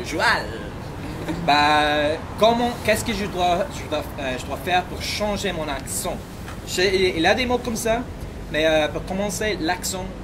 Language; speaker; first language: French; non-native, fluent; English